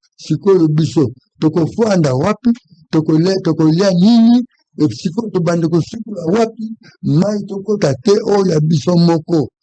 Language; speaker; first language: Lingala; non-native, local second language; Kongo